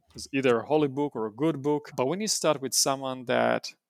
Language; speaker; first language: English; non-native, fluent; Romanian